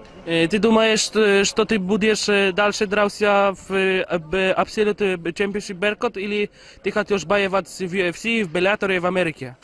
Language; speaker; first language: Russian; non-native, learner; Polish